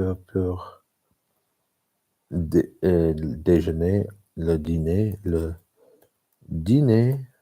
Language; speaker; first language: French; non-native, learner; English